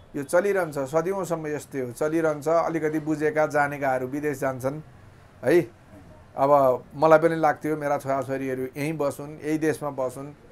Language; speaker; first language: Nepali; native; Nepali